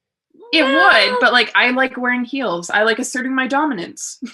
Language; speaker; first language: English; native; English